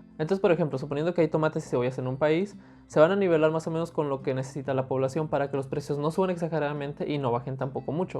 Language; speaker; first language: Spanish; native; Spanish